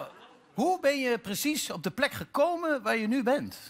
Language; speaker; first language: Dutch; native; Dutch